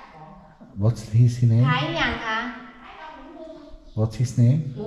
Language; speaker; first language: English; non-native, fluent; Italian